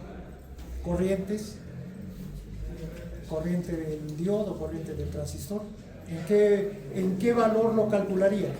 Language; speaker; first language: Spanish; native; Spanish